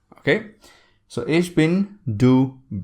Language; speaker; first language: German; non-native, learner; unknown